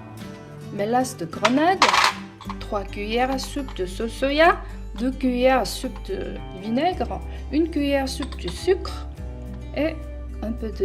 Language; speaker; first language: French; non-native, fluent; Korean